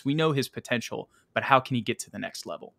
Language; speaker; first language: English; native; English